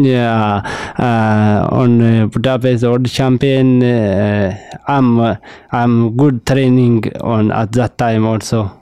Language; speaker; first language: English; non-native, learner; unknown